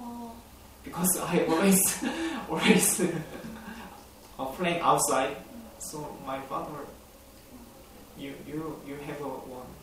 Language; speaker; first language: English; non-native, learner; Korean